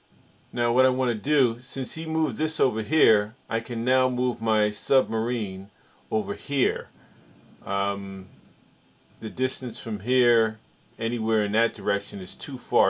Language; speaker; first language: English; native; English